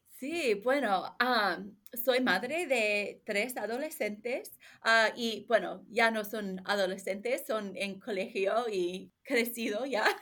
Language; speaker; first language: Spanish; non-native, learner; English